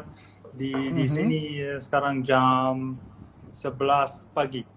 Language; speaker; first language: Indonesian; non-native, fluent; Dutch